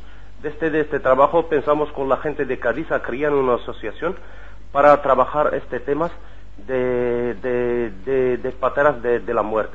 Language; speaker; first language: Spanish; non-native, learner; Arabic